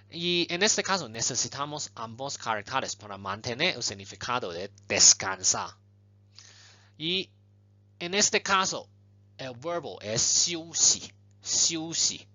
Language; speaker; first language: Spanish; non-native, fluent; Chinese